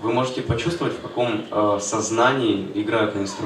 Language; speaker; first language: Russian; native; Russian